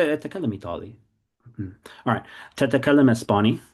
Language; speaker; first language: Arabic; non-native, fluent; English